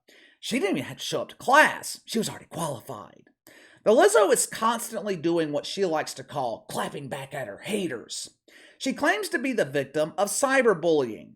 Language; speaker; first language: English; native; English